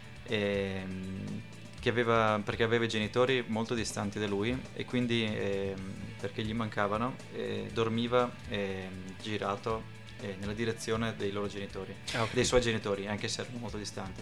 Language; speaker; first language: Italian; native; Italian